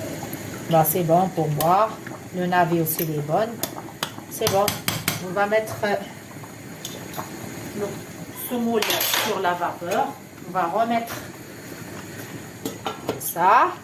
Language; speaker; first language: French; non-native, fluent; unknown